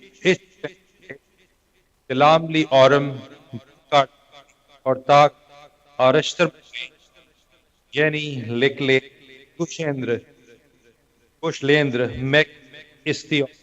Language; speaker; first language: Turkish; non-native, learner; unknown